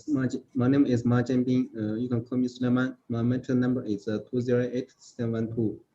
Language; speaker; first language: English; non-native, learner; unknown